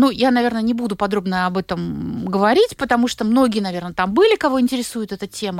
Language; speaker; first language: Russian; native; Russian